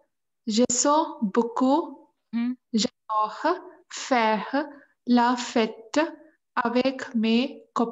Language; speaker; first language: French; non-native, learner; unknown